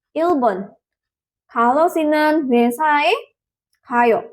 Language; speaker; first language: Korean; non-native, learner; Indonesian